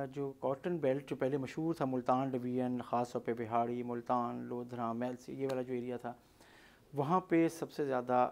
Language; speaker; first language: Urdu; non-native, local second language; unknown